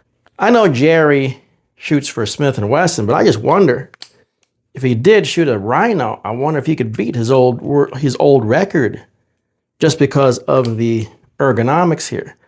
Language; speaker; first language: English; native; English